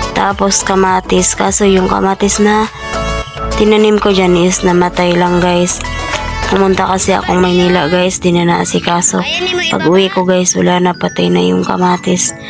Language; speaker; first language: Filipino; non-native, local second language; Cebuano